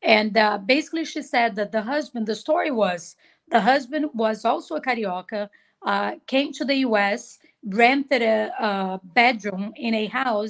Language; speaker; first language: English; non-native, fluent; Portuguese